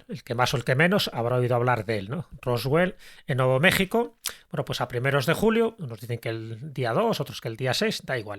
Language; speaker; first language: Spanish; native; Spanish